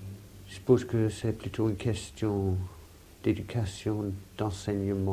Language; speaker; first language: French; non-native, fluent; English